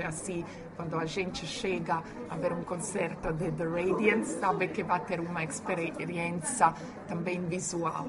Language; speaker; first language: Portuguese; non-native, learner; Croatian